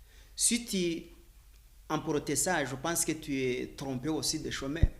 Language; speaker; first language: French; non-native, learner; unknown